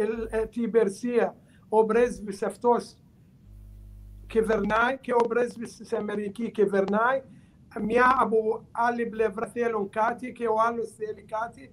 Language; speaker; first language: Greek; non-native, learner; Arabic